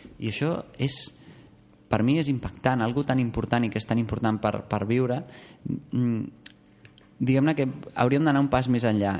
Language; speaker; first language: Catalan; non-native, local second language; Spanish